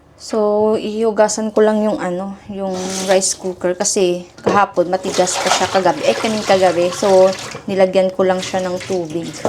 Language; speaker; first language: Filipino; non-native, local second language; Hiligaynon